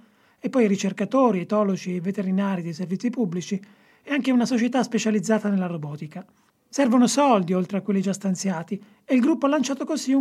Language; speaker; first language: Italian; native; Italian